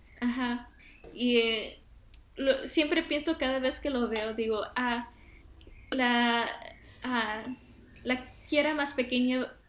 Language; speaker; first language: Spanish; early bilingual, heritage; Spanish